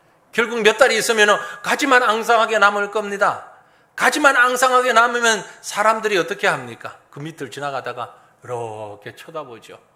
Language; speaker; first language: Korean; native; Korean